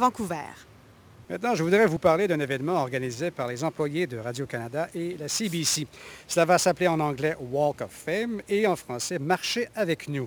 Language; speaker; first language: French; native; French